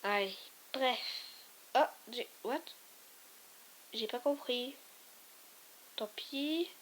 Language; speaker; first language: French; native; French